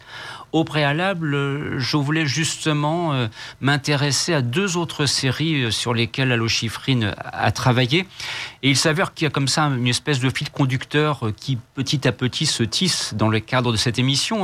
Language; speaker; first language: French; native; French